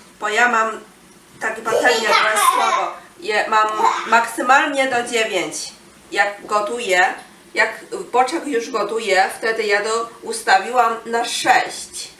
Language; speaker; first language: Polish; non-native, learner; Chinese